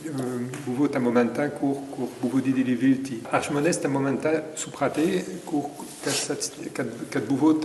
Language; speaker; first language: Lithuanian; non-native, learner; French